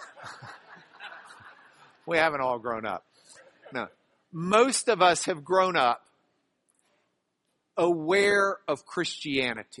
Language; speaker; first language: English; native; English